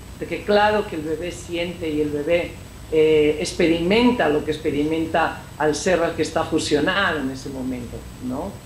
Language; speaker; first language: Spanish; native; Spanish